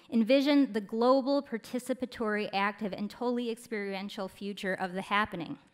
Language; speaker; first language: English; native; English